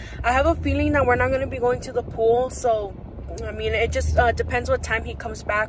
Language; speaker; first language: English; early bilingual, other home language; Spanish